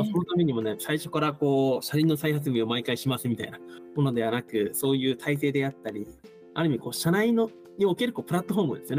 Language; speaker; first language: Japanese; native; Japanese